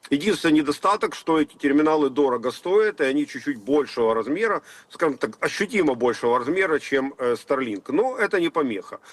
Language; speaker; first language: Russian; native; Russian